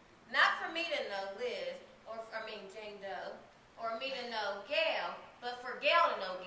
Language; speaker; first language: English; native; English